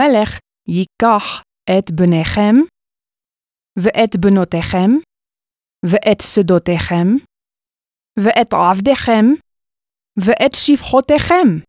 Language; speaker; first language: Hebrew; non-native, fluent; English